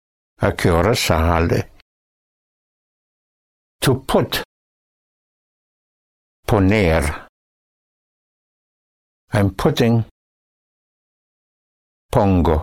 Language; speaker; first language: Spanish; non-native, fluent; English